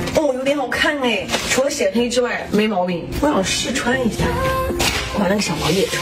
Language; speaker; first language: Chinese; native; Chinese